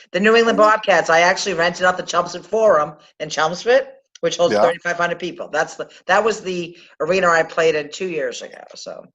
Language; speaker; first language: English; native; English